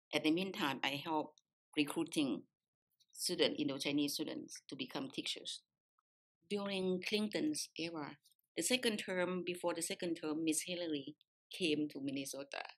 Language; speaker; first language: English; non-native, fluent; Lao